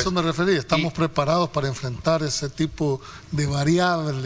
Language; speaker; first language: Spanish; native; Spanish